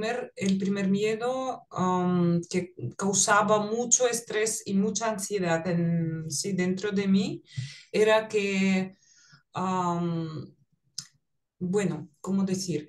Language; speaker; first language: Spanish; non-native, fluent; Russian